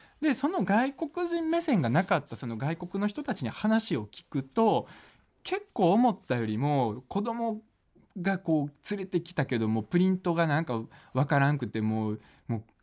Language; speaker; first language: Japanese; early bilingual, other home language; Russian